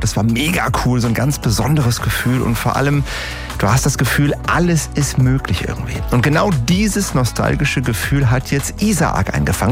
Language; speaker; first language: German; native; German